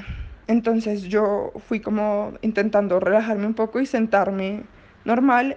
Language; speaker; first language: Spanish; native; Spanish